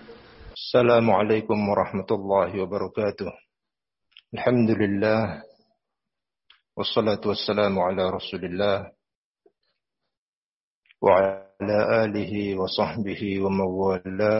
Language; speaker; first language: Arabic; non-native, fluent; Indonesian